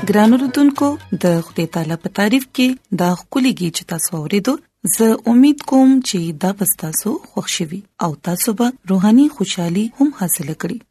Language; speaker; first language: Pashto; non-native, local second language; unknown